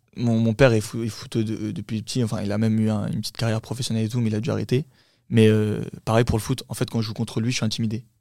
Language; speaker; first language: French; early bilingual, other home language; Turkish